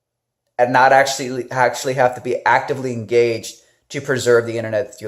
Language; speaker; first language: English; native; English